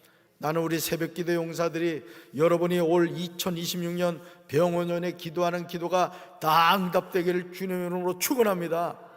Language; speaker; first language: Korean; native; Korean